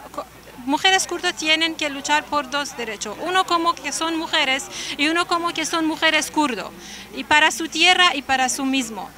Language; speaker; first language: Spanish; non-native, learner; Kurdish